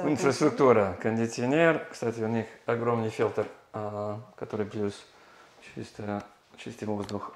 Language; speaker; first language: Russian; non-native, learner; English